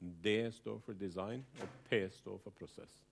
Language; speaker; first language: Norwegian; non-native, fluent; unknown